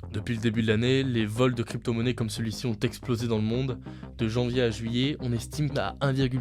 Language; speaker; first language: French; native; French